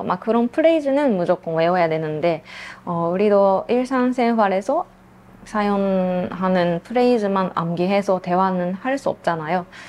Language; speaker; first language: Korean; non-native, fluent; Japanese